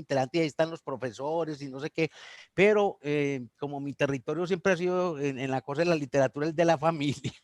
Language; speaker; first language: Spanish; native; Spanish